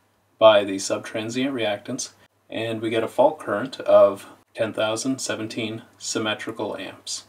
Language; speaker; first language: English; native; English